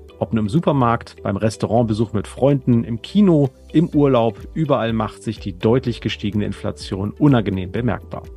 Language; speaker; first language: German; native; German